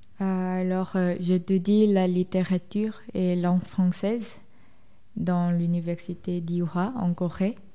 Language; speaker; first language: French; non-native, fluent; Korean